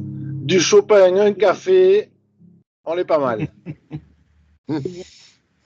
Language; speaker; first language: French; native; French